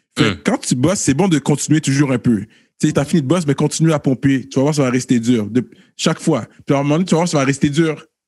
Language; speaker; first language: French; early bilingual, other home language; Haitian Creole